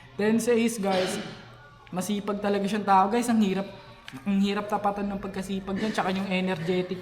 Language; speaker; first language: Filipino; native; Filipino